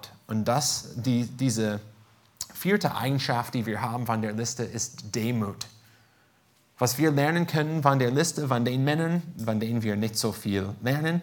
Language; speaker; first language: German; non-native, fluent; English